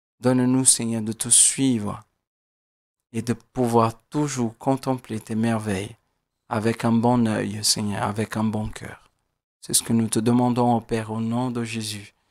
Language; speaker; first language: French; non-native, fluent; Portuguese